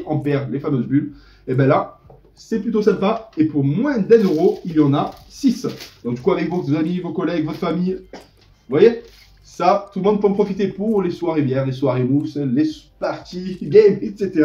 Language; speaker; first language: French; native; French